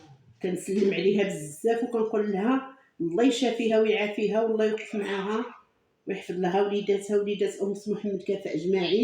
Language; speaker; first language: Arabic; native; Arabic